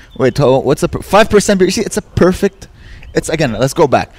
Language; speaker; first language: English; native; English